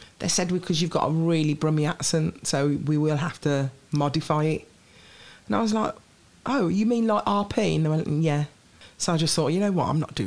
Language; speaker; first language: English; native; English